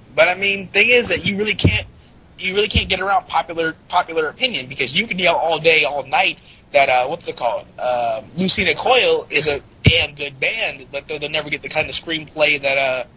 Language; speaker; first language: English; native; English